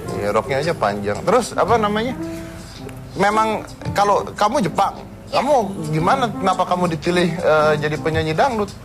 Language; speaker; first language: Indonesian; native; Indonesian